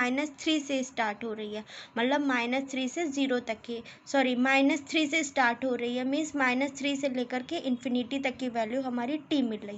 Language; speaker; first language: Hindi; native; Hindi